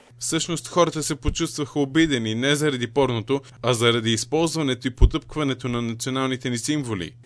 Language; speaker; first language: Bulgarian; native; Bulgarian